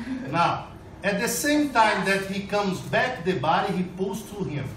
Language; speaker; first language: English; non-native, fluent; Portuguese